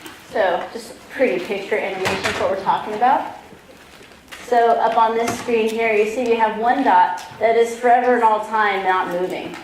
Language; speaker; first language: English; native; English